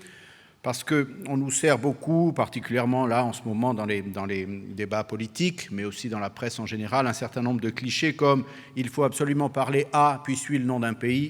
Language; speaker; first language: French; native; French